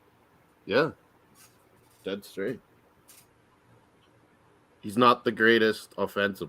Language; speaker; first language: English; native; English